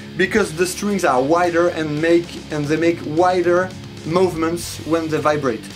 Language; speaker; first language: English; non-native, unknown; French